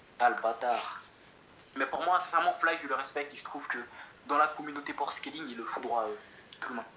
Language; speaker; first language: French; native; French